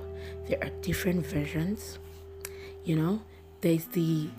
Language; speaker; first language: English; non-native, local second language; Yoruba